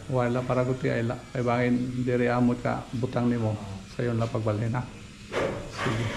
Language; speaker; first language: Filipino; non-native, local second language; Waray